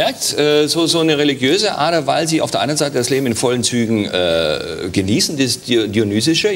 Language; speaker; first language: German; native; German